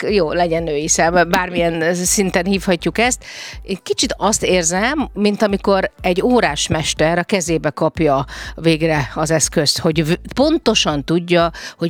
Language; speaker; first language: Hungarian; native; Hungarian